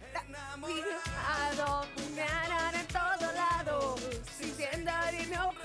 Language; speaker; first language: Spanish; native; Spanish